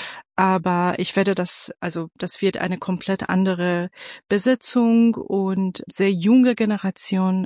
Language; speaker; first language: German; non-native, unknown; Persian